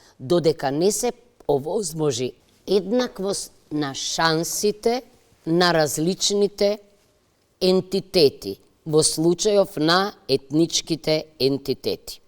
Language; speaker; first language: Macedonian; native; Macedonian